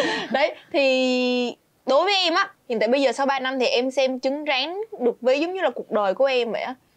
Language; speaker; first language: Vietnamese; native; Vietnamese